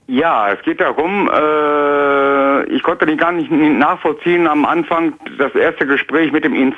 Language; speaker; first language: German; native; German